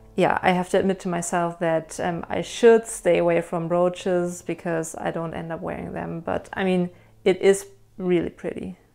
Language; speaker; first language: English; non-native, fluent; German